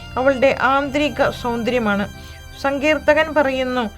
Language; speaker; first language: Malayalam; native; Malayalam